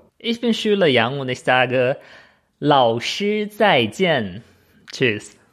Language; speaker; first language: German; non-native, fluent; Chinese